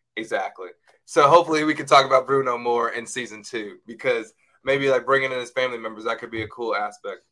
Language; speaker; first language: English; native; English